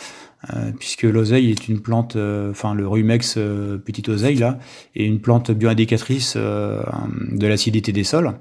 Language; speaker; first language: French; native; French